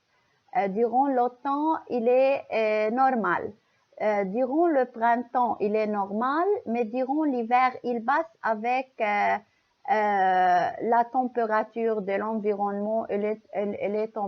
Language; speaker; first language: French; non-native, local second language; Arabic